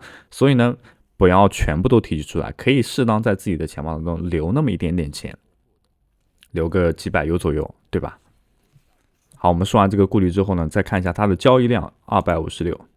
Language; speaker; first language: Chinese; native; Chinese